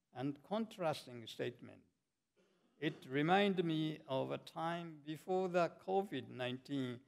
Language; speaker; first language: English; non-native, fluent; Japanese